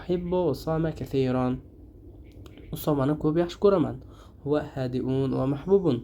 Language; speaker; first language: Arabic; non-native, fluent; Uzbek